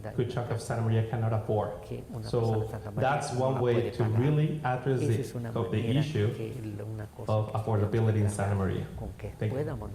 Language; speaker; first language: English; non-native, fluent; Spanish